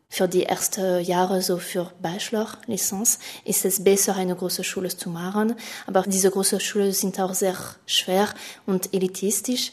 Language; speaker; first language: German; non-native, fluent; French